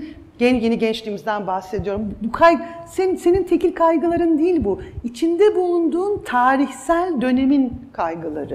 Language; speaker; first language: Turkish; native; Turkish